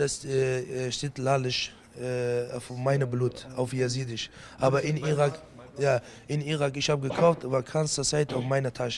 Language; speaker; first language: German; non-native, learner; Kurdish